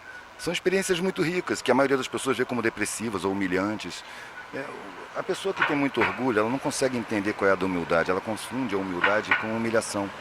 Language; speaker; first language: Portuguese; native; Portuguese